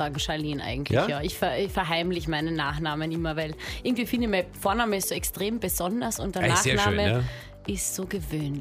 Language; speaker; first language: German; native; German